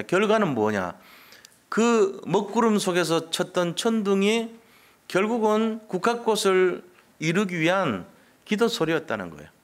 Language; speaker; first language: Korean; native; Korean